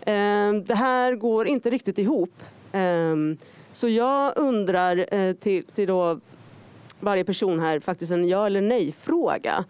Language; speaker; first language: Swedish; native; Swedish